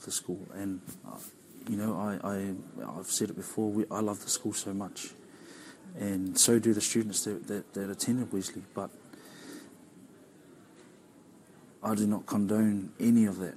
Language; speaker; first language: English; native; English